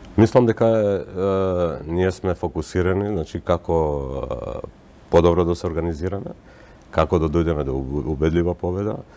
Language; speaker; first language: Macedonian; non-native, local second language; Albanian